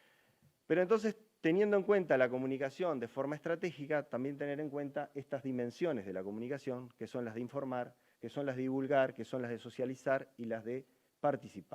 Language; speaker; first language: Spanish; native; Spanish